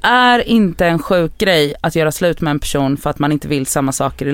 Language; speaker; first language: Swedish; native; Swedish